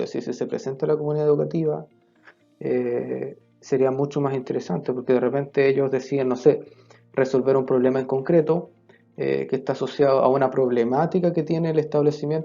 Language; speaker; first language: Spanish; native; Spanish